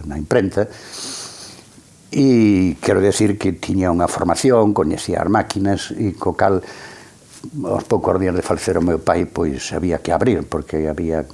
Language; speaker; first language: Galician; native; Galician